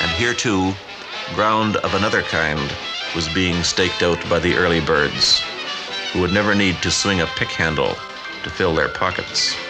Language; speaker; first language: English; native; English